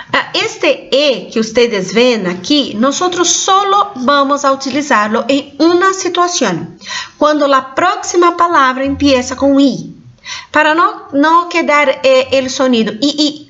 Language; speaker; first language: Spanish; non-native, fluent; Portuguese